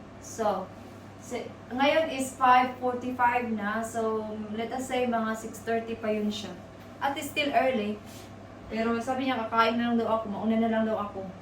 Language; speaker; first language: Filipino; non-native, local second language; Cebuano